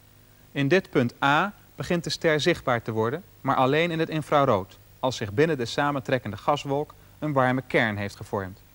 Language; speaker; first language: Dutch; native; Dutch